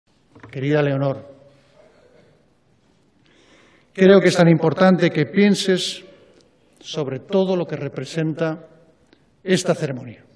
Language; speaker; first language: Spanish; native; Spanish